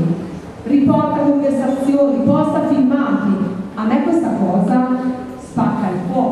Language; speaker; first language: Italian; native; Italian